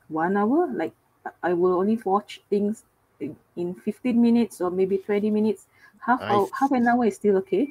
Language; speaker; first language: English; non-native, local second language; Cantonese